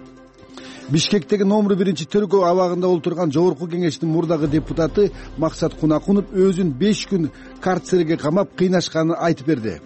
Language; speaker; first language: Kyrgyz; native; Kyrgyz